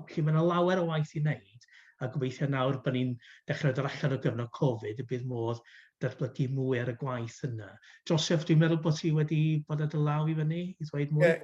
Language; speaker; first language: Welsh; native; Welsh